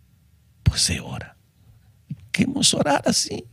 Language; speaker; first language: Spanish; non-native, fluent; Portuguese